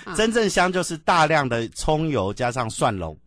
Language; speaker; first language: Chinese; native; Chinese